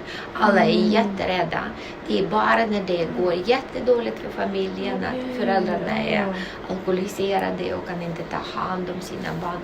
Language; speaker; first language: Swedish; non-native, local second language; Russian